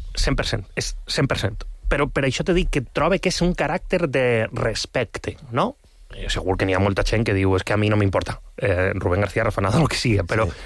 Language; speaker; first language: Catalan; non-native, local second language; Spanish